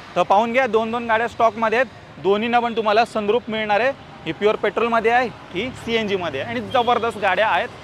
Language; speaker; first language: Marathi; native; Marathi